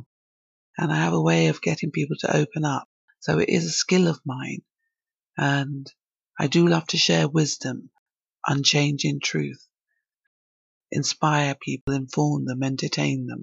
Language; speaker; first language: English; native; English